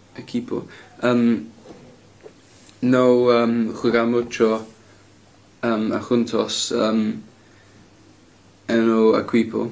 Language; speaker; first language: Spanish; non-native, learner; English